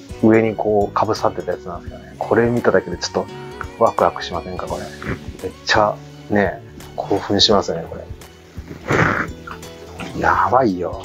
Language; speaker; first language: Japanese; native; Japanese